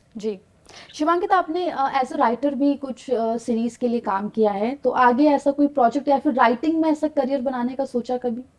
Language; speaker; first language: Hindi; native; Hindi